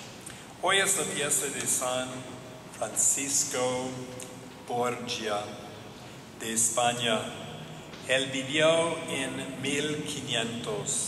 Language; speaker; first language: Spanish; non-native, learner; English